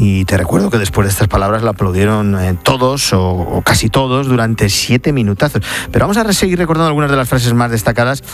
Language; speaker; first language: Spanish; native; Spanish